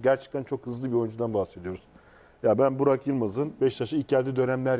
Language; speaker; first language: Turkish; native; Turkish